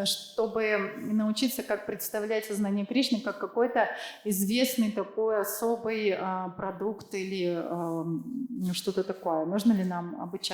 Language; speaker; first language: Russian; native; Russian